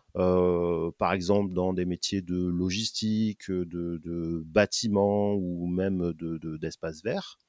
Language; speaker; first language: French; native; French